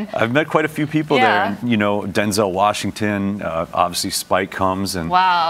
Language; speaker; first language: English; native; English